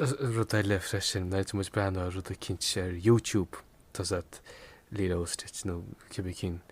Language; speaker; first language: Irish; non-native, local second language; English